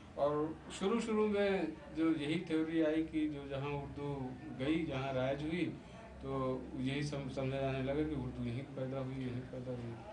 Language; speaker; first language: Urdu; native; Urdu